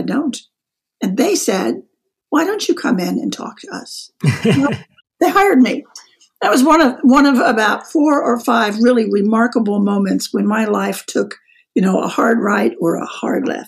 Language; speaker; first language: English; native; English